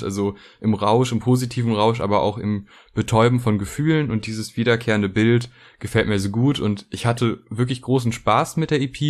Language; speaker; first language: German; native; German